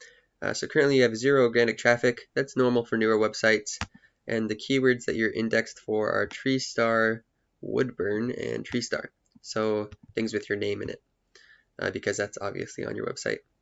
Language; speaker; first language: English; native; English